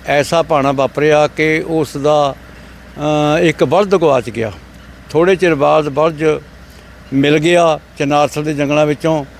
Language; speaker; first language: Punjabi; native; Punjabi